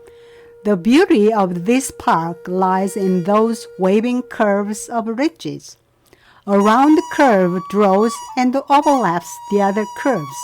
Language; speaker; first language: English; non-native, fluent; Korean